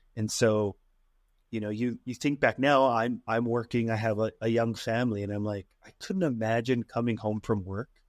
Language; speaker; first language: English; native; English